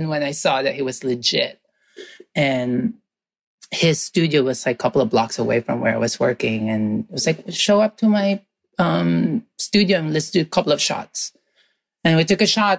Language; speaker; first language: English; non-native, local second language; Filipino